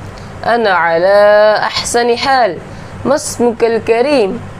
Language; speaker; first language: Arabic; non-native, learner; Urdu